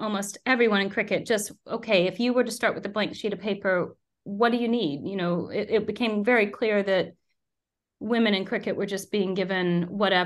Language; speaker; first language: English; native; English